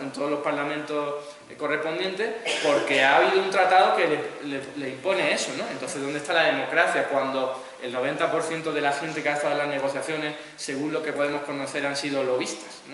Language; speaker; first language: Spanish; native; Spanish